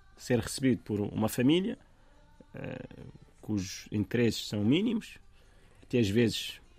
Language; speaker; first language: Portuguese; non-native, fluent; Arabic